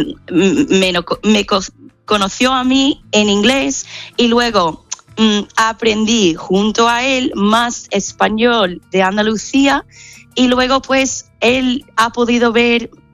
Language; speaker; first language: Spanish; non-native, fluent; English